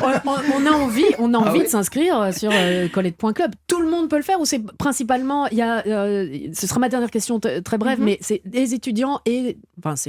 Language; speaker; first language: French; native; French